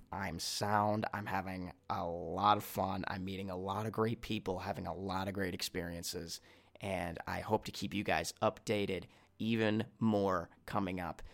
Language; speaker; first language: English; native; English